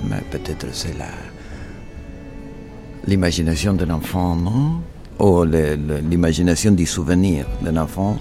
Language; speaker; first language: French; non-native, fluent; Spanish